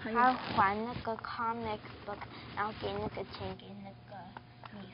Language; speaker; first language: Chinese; early bilingual, heritage; English